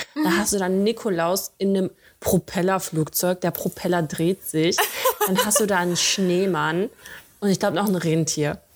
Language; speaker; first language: German; early bilingual, other home language; Russian